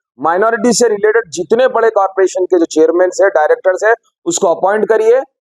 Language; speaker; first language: Hindi; non-native, local second language; Urdu